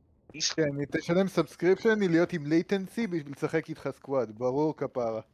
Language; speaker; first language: Hebrew; native; Hebrew